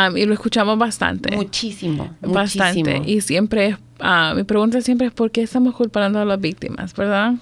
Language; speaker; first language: Spanish; native; Spanish